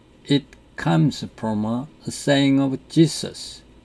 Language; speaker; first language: English; non-native, fluent; Korean